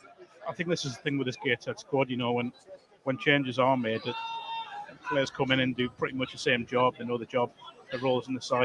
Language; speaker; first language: English; native; English